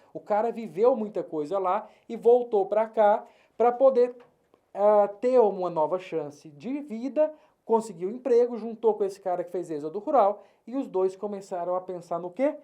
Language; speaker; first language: Portuguese; native; Portuguese